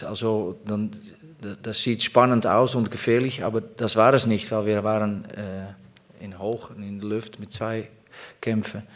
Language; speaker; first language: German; non-native, fluent; Dutch